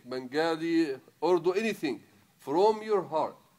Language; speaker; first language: English; non-native, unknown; Arabic